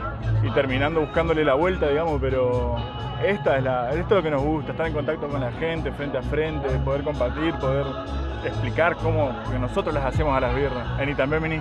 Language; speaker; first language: Spanish; native; Spanish